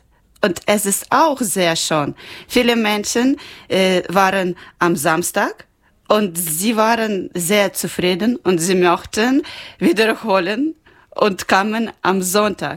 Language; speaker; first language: German; non-native, learner; Ukrainian